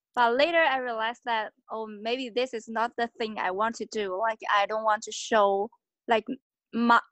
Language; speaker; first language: English; non-native, fluent; Chinese